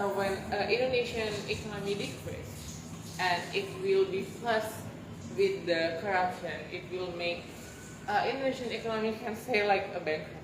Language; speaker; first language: English; non-native, learner; Indonesian